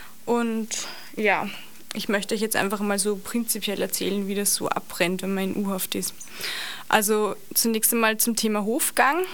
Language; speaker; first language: German; native; German